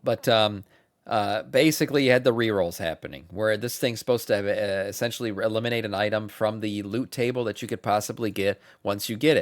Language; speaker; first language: English; native; English